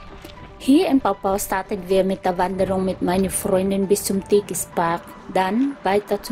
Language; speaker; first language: German; non-native, learner; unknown